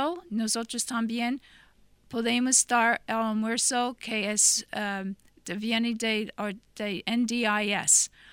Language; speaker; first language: Spanish; non-native, fluent; English